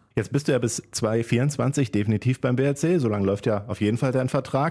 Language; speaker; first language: German; native; German